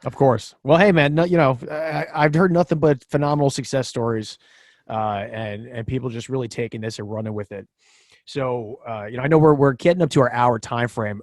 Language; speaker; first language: English; native; English